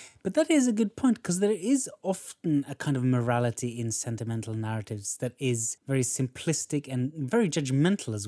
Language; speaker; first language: English; non-native, fluent; Norwegian